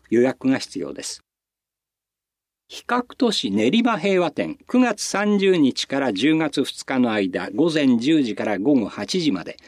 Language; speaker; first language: Japanese; native; Japanese